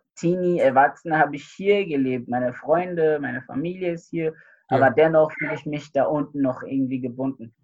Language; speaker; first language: German; non-native, fluent; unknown